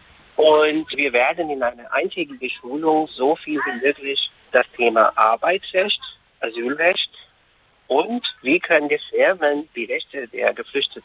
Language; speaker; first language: German; non-native, fluent; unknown